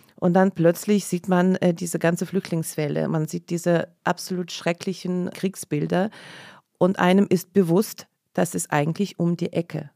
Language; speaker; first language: German; non-native, fluent; Russian